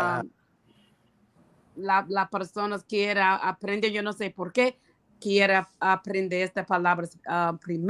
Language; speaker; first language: Spanish; non-native, learner; English